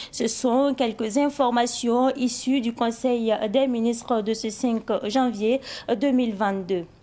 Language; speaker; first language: French; non-native, local second language; Mossi